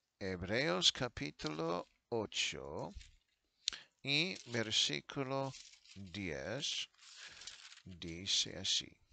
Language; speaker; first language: Spanish; non-native, fluent; English